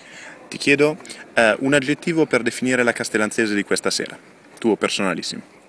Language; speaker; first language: Italian; native; Italian